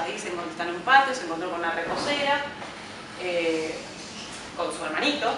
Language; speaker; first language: Spanish; native; Spanish